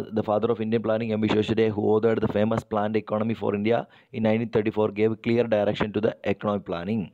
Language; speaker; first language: English; non-native, local second language; Malayalam